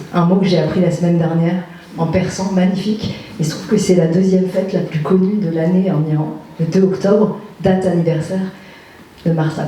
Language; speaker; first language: French; native; French